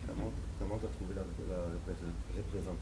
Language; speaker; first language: French; non-native, fluent; Hebrew